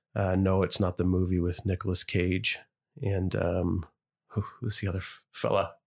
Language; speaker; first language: English; native; English